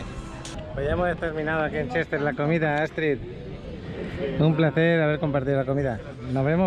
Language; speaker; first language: Spanish; native; Spanish